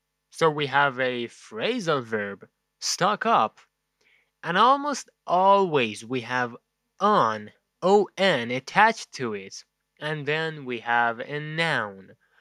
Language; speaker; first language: English; non-native, fluent; Persian